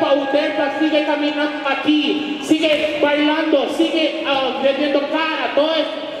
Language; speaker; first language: Spanish; non-native, learner; English